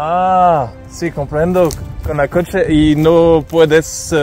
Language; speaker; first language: Spanish; non-native, learner; French